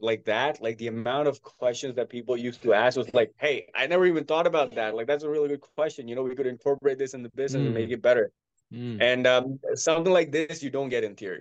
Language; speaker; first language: English; non-native, local second language; Hindi